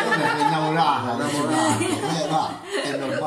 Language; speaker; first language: Italian; native; Italian